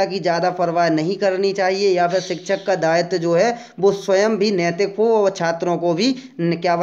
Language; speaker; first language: Hindi; native; Hindi